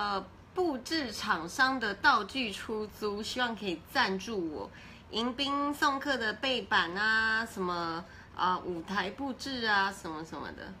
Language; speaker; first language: Chinese; native; Chinese